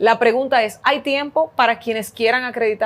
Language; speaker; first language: Spanish; native; Spanish